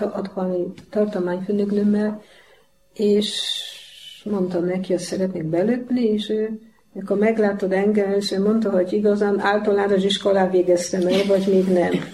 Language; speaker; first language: Hungarian; non-native, fluent; Polish